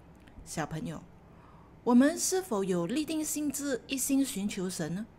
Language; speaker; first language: Chinese; native; Chinese